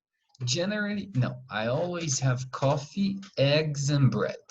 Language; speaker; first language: English; non-native, fluent; Portuguese